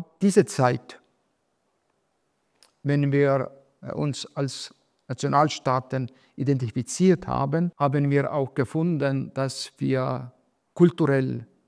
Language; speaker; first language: German; non-native, fluent; Estonian